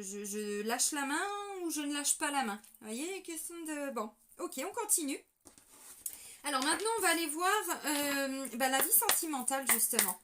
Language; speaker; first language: French; native; French